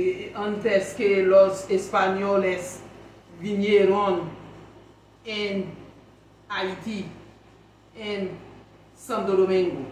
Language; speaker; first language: Spanish; non-native, learner; Haitian Creole